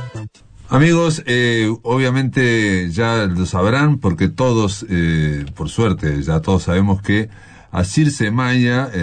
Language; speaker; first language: Spanish; native; Spanish